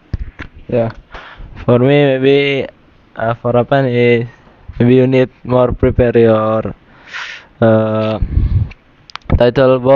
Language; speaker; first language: English; non-native, learner; Indonesian